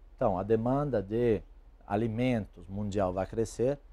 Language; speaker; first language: Portuguese; non-native, fluent; Italian